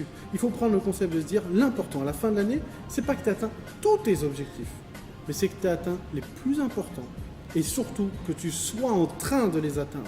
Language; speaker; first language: French; native; French